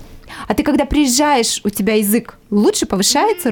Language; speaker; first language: Russian; native; Russian